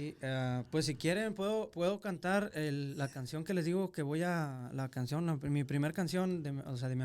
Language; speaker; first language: Spanish; native; Spanish